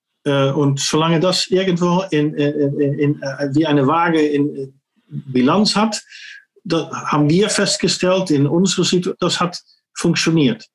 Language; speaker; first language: German; non-native, fluent; Dutch